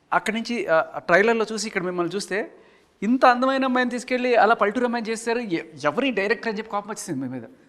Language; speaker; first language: Telugu; native; Telugu